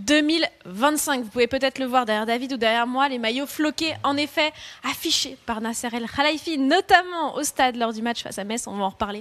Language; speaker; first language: French; native; French